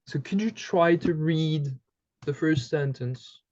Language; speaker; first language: English; non-native, fluent; French